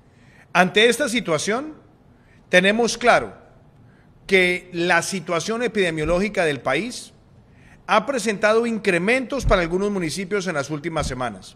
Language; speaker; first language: Spanish; native; Spanish